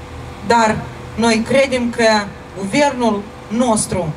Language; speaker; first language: Romanian; non-native, local second language; Russian